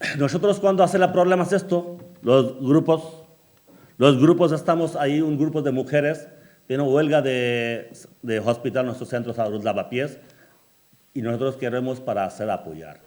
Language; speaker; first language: Spanish; non-native, learner; Bangla